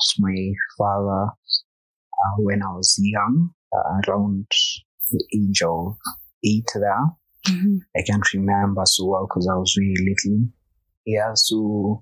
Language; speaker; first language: English; non-native, local second language; Swahili